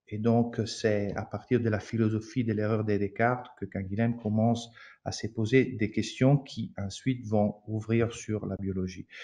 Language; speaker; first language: French; non-native, fluent; Italian